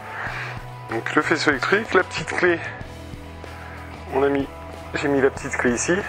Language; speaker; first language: French; native; French